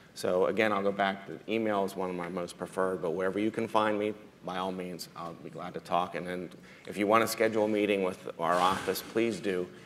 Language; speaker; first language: English; native; English